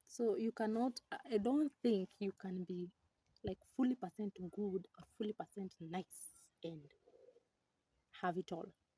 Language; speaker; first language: English; non-native, local second language; Swahili